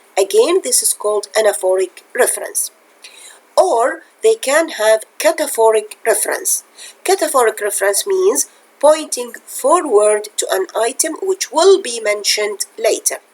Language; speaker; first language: English; non-native, fluent; Arabic